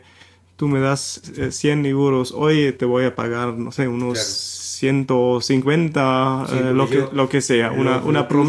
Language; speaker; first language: Spanish; non-native, fluent; German